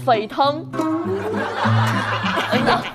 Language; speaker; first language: Chinese; native; Chinese